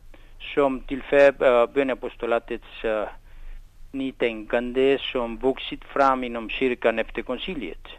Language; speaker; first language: Swedish; non-native, fluent; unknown